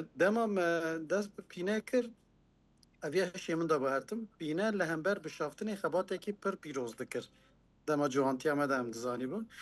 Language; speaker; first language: Kurdish; non-native, local second language; Turkish